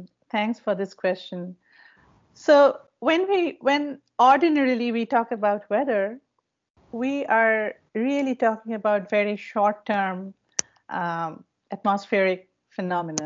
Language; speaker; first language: English; non-native, local second language; Bangla